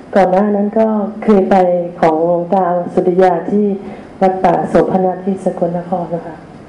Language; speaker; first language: Thai; native; Thai